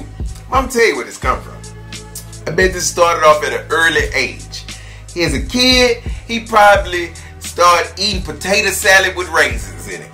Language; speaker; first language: English; native; English